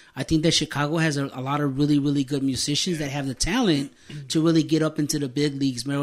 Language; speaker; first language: English; early bilingual, other home language; Spanish